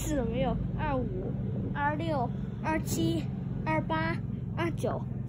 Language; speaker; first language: Chinese; early bilingual, heritage; Chinese